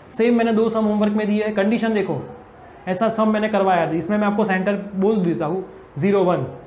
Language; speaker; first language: Hindi; non-native, local second language; Gujarati